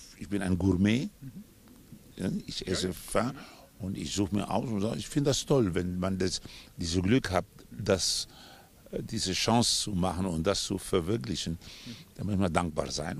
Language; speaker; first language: German; non-native, fluent; Spanish